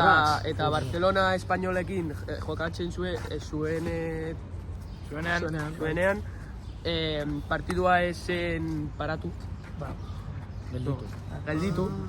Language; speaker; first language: Basque; non-native, local second language; Spanish